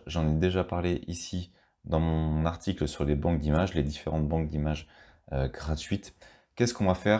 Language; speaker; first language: French; native; French